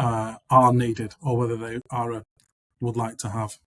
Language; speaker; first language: English; native; English